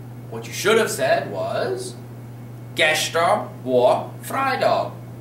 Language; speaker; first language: English; native; English